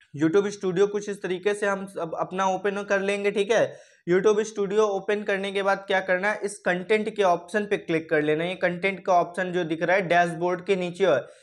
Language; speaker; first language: Hindi; native; Hindi